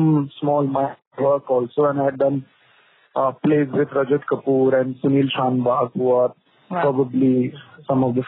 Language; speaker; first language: English; non-native, local second language; Kodava